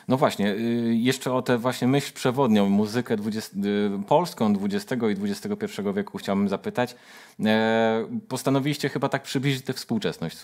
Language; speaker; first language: Polish; native; Polish